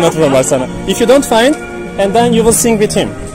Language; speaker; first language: English; non-native, learner; Turkish